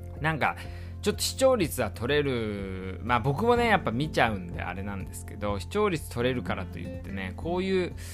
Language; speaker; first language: Japanese; native; Japanese